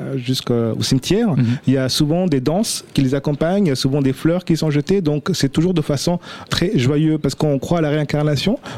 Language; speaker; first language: French; early bilingual, other home language; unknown